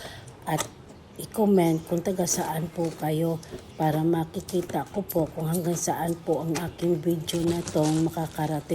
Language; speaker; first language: Filipino; non-native, local second language; Cebuano